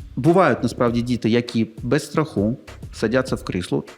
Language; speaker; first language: Ukrainian; native; Ukrainian